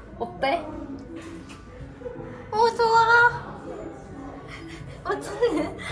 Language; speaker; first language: Korean; non-native, learner; Japanese